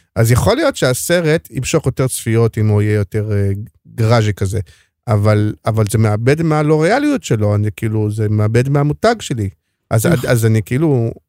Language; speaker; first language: Hebrew; native; Hebrew